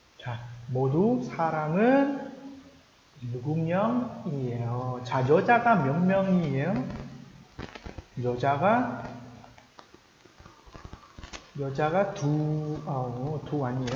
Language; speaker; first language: Korean; non-native, fluent; Khmer